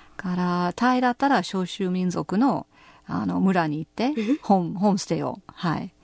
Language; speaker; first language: Japanese; non-native, fluent; English